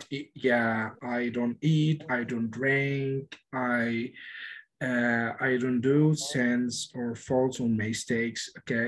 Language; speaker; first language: English; non-native, fluent; Arabic